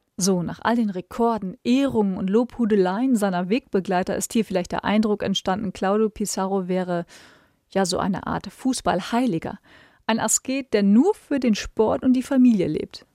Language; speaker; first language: German; native; German